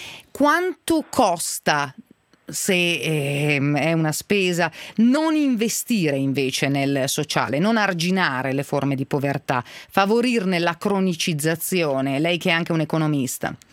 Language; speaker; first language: Italian; native; Italian